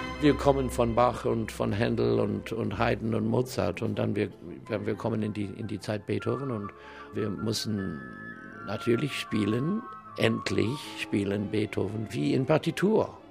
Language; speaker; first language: German; non-native, learner; English